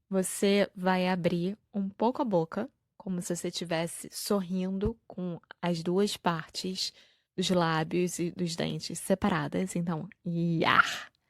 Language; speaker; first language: Portuguese; native; Portuguese